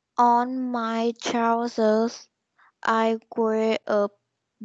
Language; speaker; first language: English; non-native, learner; Vietnamese